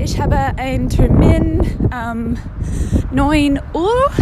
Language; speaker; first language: German; non-native, learner; English